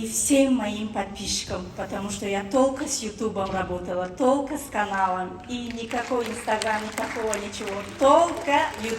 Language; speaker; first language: Russian; non-native, fluent; Tajik